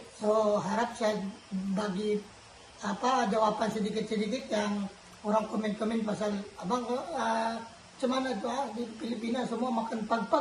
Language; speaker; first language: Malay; non-native, local second language; Filipino